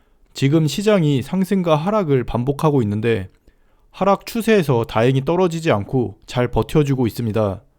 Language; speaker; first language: Korean; native; Korean